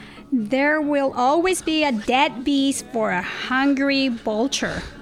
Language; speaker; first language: English; early bilingual, other home language; Spanish